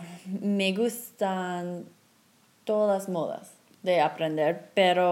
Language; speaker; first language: Spanish; non-native, fluent; English